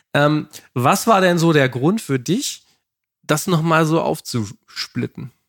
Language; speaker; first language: German; native; German